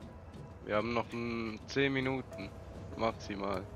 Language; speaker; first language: German; native; German